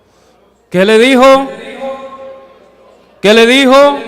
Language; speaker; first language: Spanish; native; Spanish